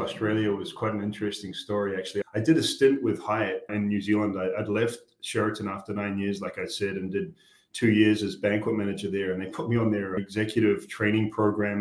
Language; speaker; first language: English; native; English